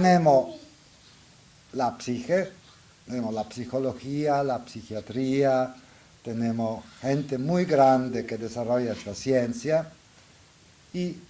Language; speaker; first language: Spanish; non-native, learner; Italian